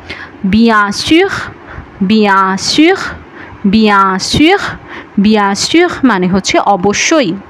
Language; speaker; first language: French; non-native, learner; Bangla